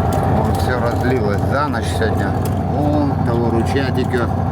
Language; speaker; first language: Russian; native; Russian